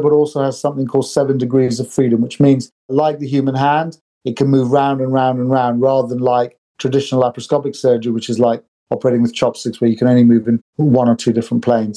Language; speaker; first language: English; native; English